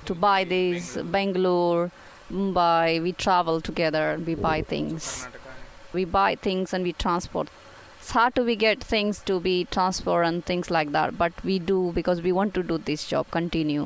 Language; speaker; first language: English; non-native, local second language; Kannada